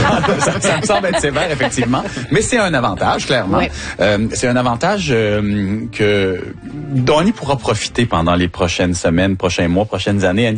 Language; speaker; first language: French; native; French